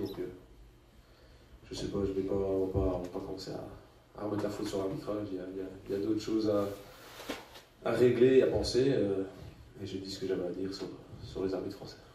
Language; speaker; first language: French; native; French